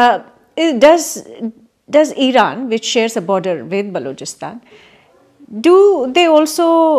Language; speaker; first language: English; non-native, local second language; Kashmiri